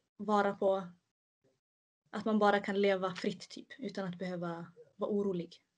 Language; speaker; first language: Swedish; early bilingual, other home language; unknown